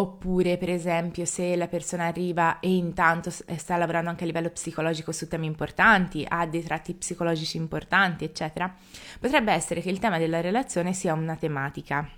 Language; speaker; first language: Italian; native; Italian